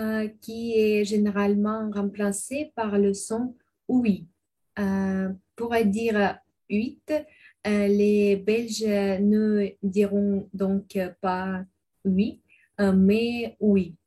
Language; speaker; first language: French; non-native, fluent; Russian